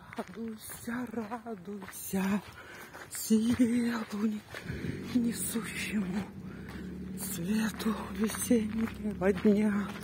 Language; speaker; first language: Russian; non-native, local second language; Tajik